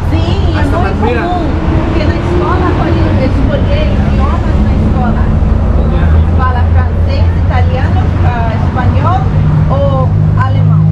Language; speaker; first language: Portuguese; early bilingual, heritage; Portuguese